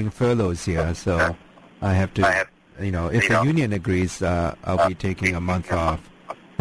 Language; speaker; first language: English; non-native, local second language; Cantonese